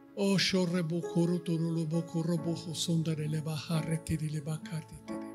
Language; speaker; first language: Spanish; non-native, fluent; English